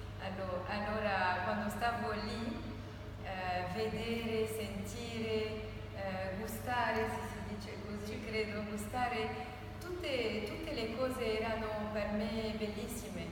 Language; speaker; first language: Italian; non-native, learner; Arabic